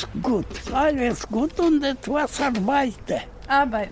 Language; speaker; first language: German; non-native, learner; Russian